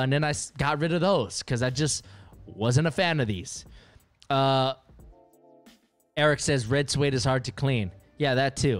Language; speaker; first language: English; native; English